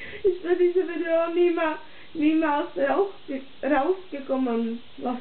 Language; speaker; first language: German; non-native, learner; Czech